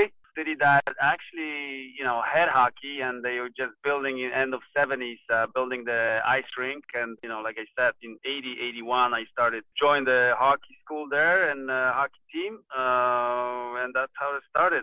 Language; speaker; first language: English; non-native, fluent; Polish